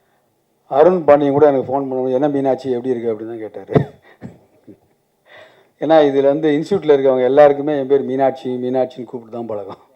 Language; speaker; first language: Tamil; native; Tamil